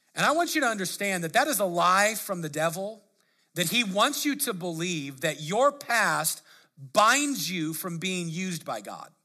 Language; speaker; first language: English; native; English